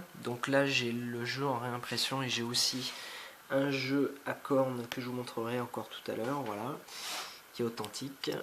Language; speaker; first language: French; native; French